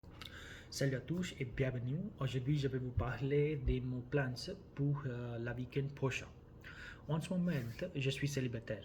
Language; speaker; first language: French; non-native, learner; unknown